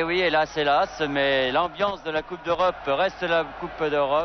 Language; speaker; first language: French; native; French